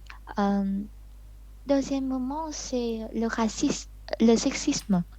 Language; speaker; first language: French; non-native, learner; Vietnamese